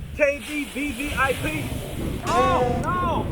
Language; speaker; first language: English; native; English